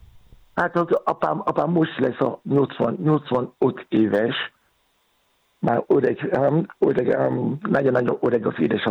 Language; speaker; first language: Hungarian; non-native, fluent; Yoruba